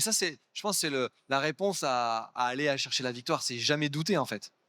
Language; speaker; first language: French; native; French